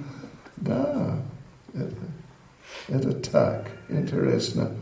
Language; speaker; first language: Russian; non-native, learner; English